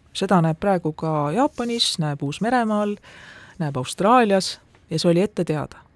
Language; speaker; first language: Estonian; native; Estonian